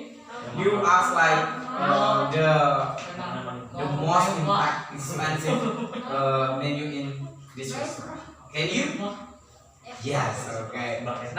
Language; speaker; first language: English; non-native, learner; Indonesian